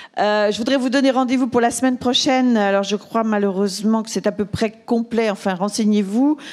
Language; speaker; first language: French; native; French